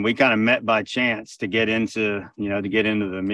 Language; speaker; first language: English; native; English